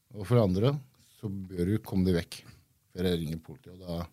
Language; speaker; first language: Norwegian; early bilingual, other home language; Kurdish